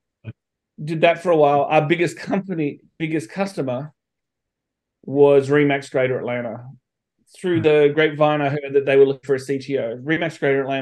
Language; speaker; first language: English; native; English